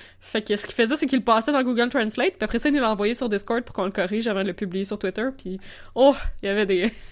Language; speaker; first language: French; native; French